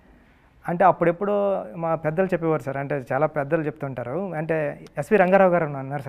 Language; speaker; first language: Telugu; native; Telugu